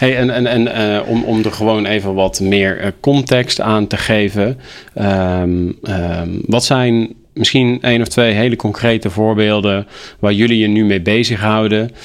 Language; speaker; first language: Dutch; native; Dutch